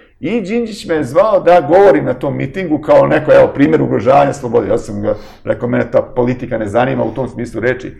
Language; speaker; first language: Serbian; native; Serbian